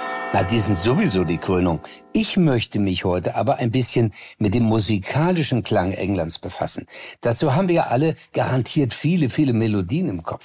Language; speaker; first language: German; native; German